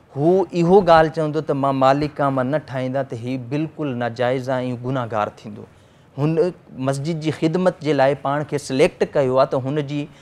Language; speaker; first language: Sindhi; native; Sindhi